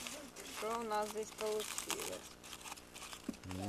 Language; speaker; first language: Russian; non-native, local second language; Ukrainian